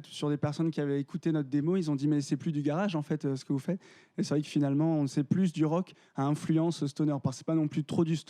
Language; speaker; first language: French; native; French